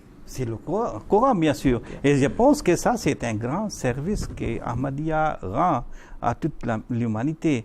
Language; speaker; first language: French; non-native, fluent; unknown